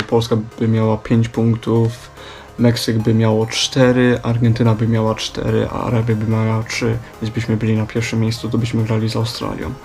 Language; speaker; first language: Polish; early bilingual, heritage; Polish